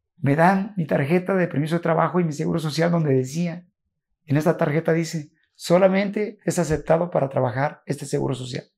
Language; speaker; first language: Spanish; native; Spanish